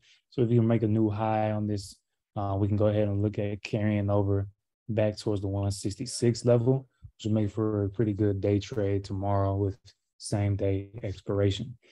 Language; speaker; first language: English; native; English